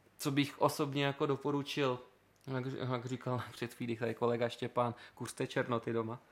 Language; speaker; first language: Czech; native; Czech